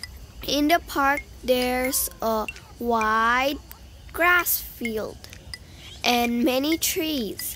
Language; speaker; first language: English; non-native, fluent; Indonesian